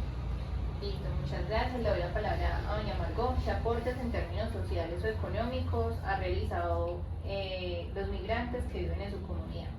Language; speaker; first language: Spanish; native; Spanish